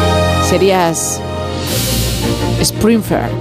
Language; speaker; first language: Spanish; native; Spanish